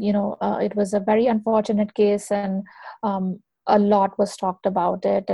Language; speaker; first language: English; non-native, local second language; Hindi